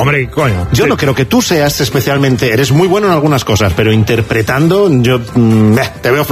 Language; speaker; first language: Spanish; native; Spanish